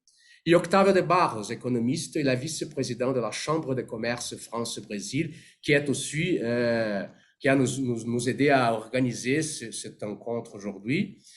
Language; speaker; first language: French; non-native, fluent; Portuguese